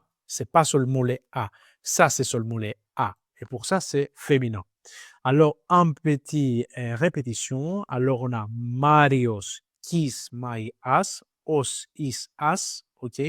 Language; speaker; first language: French; non-native, learner; Greek